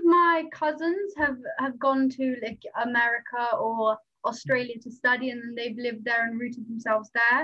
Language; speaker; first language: English; non-native, local second language; Nepali